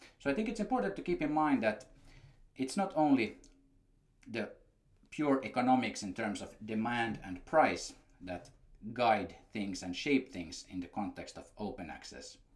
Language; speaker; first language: English; non-native, fluent; Finnish